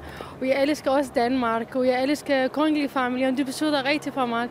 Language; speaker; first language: Danish; non-native, learner; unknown